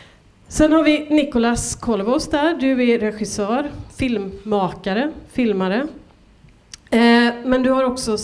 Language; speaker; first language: Swedish; native; Swedish